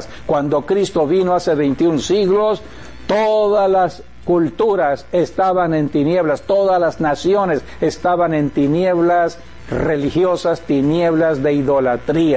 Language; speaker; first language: Spanish; native; Spanish